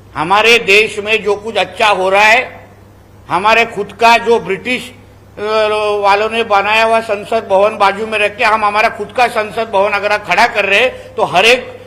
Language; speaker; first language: Hindi; non-native, local second language; Marathi